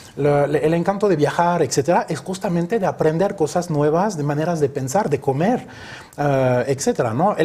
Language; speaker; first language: Spanish; early bilingual, other home language; French